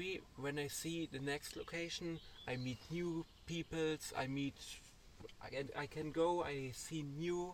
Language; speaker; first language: English; non-native, learner; German